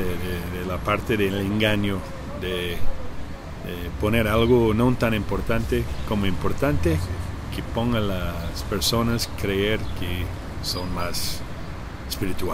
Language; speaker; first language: Spanish; non-native, learner; English